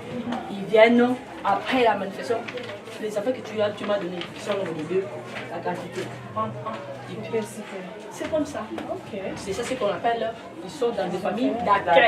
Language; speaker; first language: French; non-native, local second language; Lingala